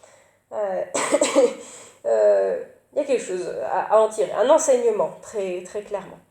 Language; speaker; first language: French; native; French